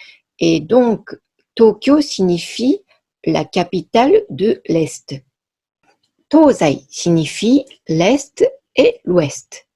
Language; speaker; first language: French; non-native, fluent; Japanese